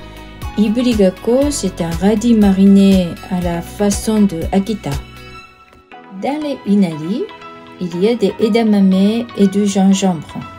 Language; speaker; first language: French; non-native, fluent; Japanese